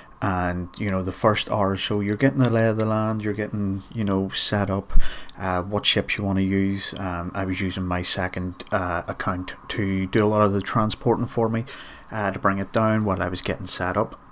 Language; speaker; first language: English; native; English